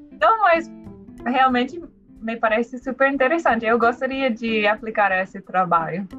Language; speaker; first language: Portuguese; non-native, learner; English